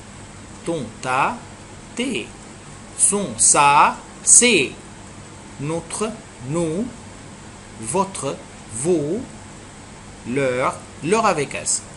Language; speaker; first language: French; non-native, fluent; Arabic